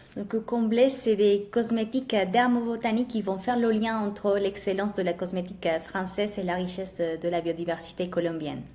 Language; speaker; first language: French; non-native, fluent; Spanish